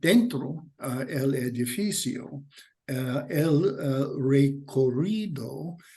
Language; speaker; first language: Spanish; non-native, learner; English